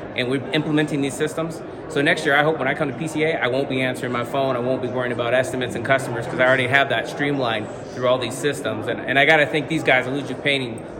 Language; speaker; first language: Spanish; early bilingual, heritage; English